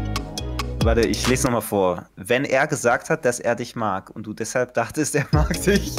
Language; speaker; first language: German; native; German